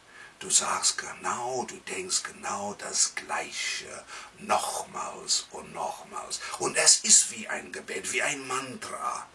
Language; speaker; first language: German; non-native, fluent; English